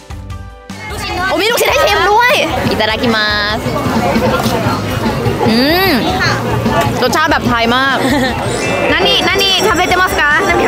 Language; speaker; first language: Thai; native; Thai